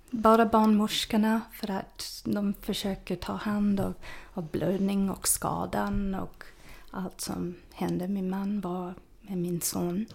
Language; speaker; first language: Swedish; non-native, fluent; English